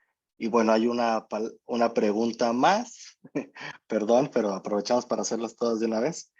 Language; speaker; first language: Spanish; native; Spanish